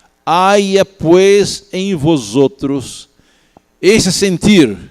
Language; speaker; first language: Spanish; non-native, learner; Portuguese